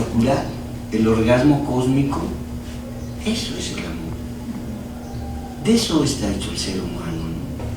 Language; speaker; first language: Spanish; native; Spanish